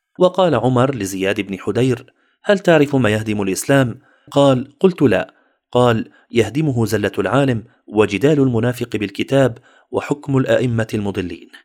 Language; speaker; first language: Arabic; native; Arabic